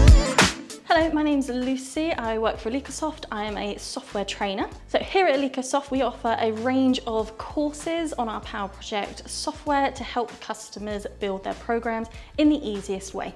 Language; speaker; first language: English; native; English